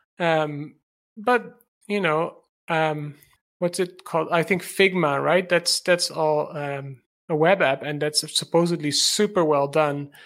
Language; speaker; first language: English; non-native, fluent; Dutch